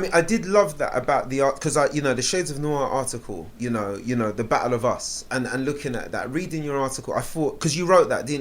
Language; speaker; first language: English; native; English